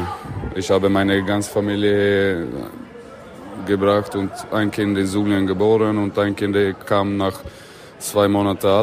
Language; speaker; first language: German; non-native, learner; Swedish